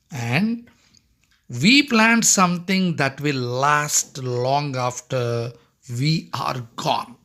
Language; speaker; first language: English; non-native, local second language; Telugu